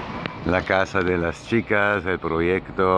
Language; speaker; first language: Spanish; non-native, learner; German